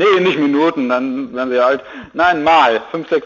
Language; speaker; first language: German; native; German